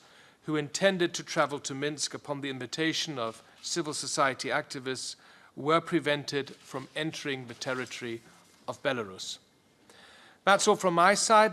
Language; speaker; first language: English; non-native, fluent; German